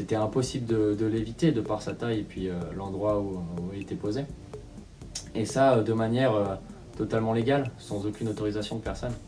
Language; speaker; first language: French; native; French